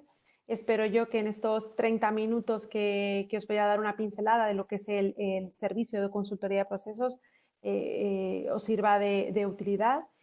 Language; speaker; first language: Spanish; native; Spanish